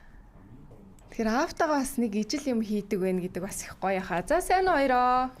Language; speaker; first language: Mongolian; native; Mongolian